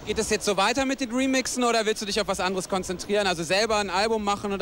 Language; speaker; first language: German; native; German